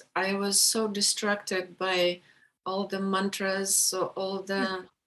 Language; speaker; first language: English; non-native, fluent; Russian